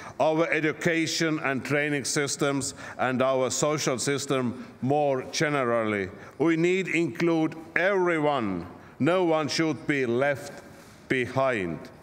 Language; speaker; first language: English; non-native, fluent; Estonian